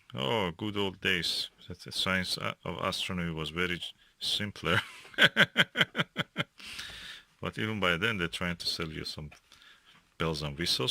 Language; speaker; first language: English; non-native, fluent; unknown